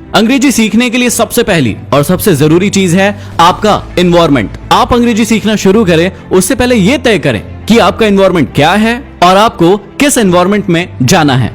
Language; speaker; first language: Hindi; native; Hindi